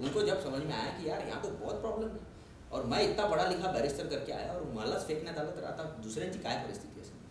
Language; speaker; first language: Hindi; non-native, local second language; Marathi